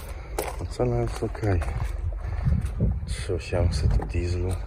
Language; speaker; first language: Polish; native; Polish